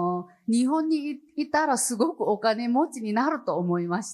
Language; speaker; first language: Japanese; non-native, learner; Chinese